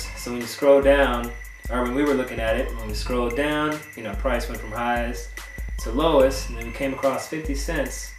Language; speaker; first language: English; native; English